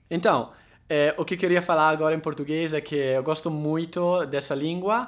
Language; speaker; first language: Portuguese; non-native, fluent; Italian